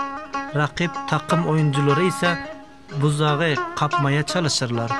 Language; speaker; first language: Turkish; native; Turkish